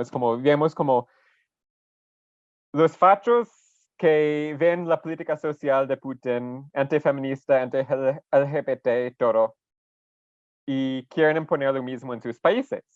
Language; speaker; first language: Spanish; non-native, fluent; English